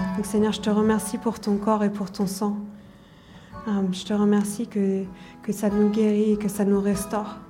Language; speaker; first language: French; non-native, fluent; German